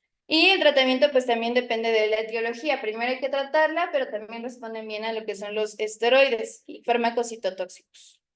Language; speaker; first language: Spanish; native; Spanish